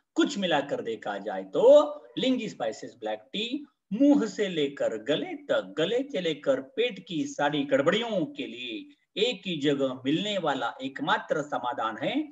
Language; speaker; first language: Hindi; non-native, local second language; Marathi